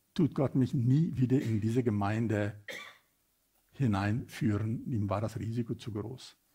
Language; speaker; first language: German; non-native, fluent; Afrikaans